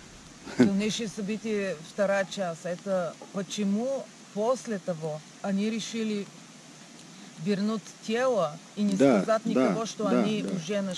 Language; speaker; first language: Russian; non-native, learner; Bulgarian